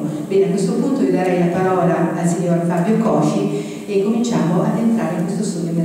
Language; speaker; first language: Italian; native; Italian